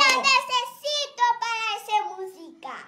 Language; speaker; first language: Spanish; non-native, learner; Haitian Creole